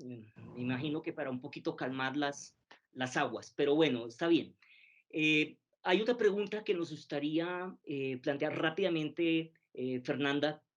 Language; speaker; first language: Spanish; native; Spanish